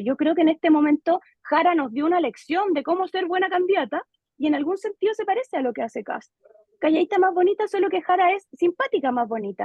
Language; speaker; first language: Spanish; native; Spanish